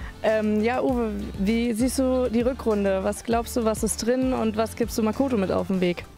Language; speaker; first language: German; native; German